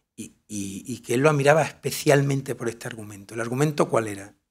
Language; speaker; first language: Spanish; native; Spanish